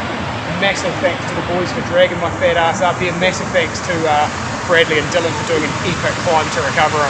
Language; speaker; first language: English; native; English